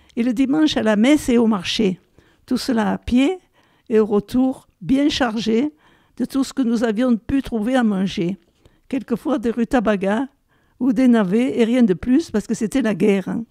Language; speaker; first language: French; native; French